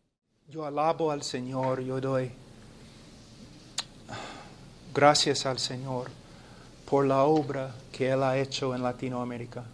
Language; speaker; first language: Spanish; non-native, fluent; English